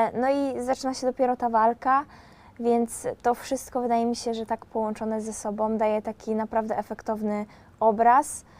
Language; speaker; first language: Polish; native; Polish